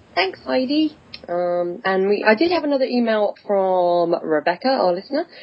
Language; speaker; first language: English; native; English